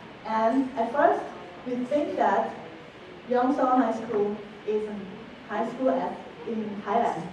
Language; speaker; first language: English; non-native, fluent; Thai